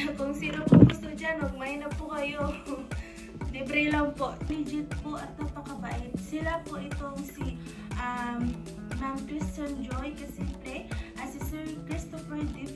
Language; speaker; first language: Filipino; non-native, local second language; Cebuano